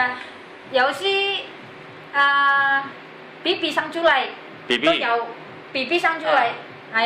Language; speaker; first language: Cantonese; non-native, learner; Indonesian